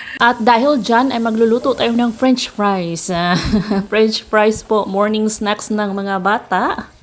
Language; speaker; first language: Filipino; non-native, local second language; Cebuano